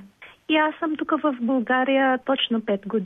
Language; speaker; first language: Bulgarian; non-native, learner; Filipino